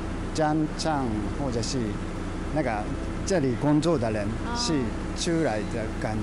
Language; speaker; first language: Chinese; non-native, fluent; Japanese